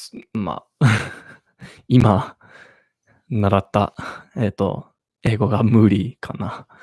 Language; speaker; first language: Japanese; non-native, learner; English